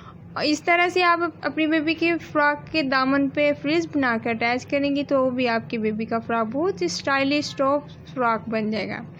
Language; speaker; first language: Hindi; native; Hindi